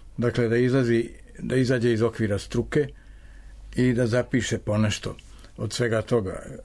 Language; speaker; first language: Serbian; native; Serbian